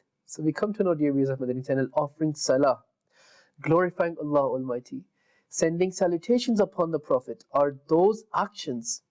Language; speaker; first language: English; non-native, local second language; Urdu